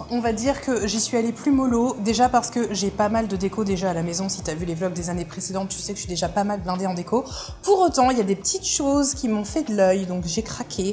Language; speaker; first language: French; native; French